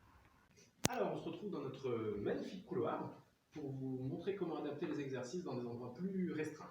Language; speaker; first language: French; native; French